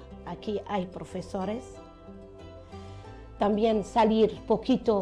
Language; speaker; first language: Spanish; non-native, learner; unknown